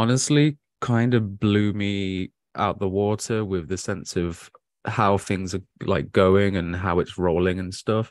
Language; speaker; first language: English; native; English